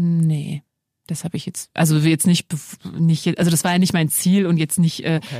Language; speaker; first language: German; native; German